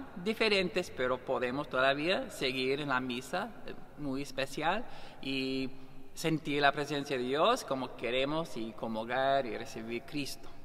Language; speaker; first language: Spanish; non-native, learner; English